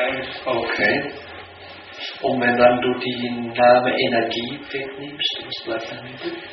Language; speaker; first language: German; non-native, fluent; Danish